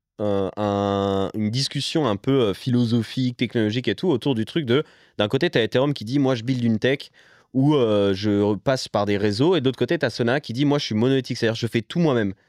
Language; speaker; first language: French; native; French